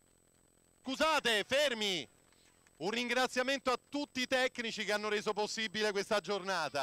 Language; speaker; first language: Italian; native; Italian